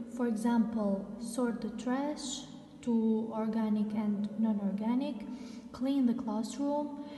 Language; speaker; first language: English; non-native, fluent; Albanian